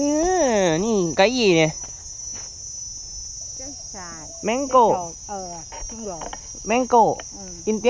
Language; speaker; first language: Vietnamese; non-native, learner; Thai